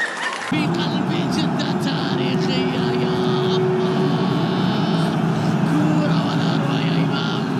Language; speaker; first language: Arabic; native; Arabic